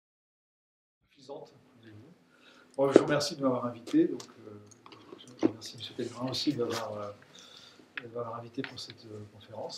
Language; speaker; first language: French; native; French